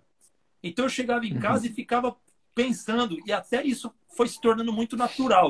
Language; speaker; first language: Portuguese; native; Portuguese